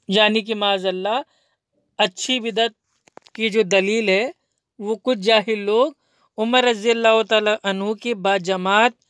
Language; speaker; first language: Hindi; native; Hindi